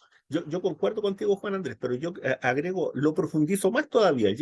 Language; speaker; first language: Spanish; native; Spanish